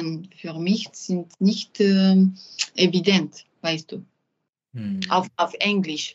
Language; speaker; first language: German; non-native, learner; French